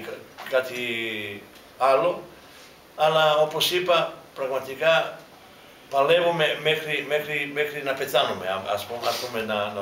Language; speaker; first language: Greek; non-native, fluent; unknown